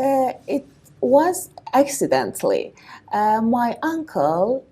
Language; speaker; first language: English; non-native, learner; Persian